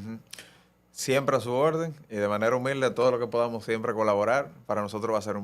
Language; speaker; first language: Spanish; native; Spanish